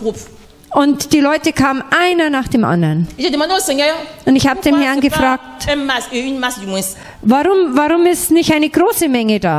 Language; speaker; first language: German; non-native, fluent; French